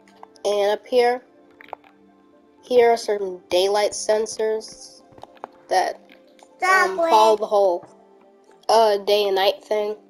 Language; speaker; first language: English; native; English